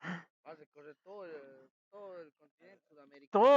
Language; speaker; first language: Spanish; native; Spanish